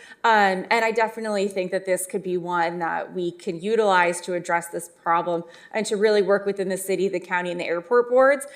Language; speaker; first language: English; native; English